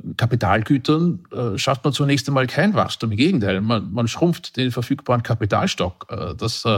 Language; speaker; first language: German; native; German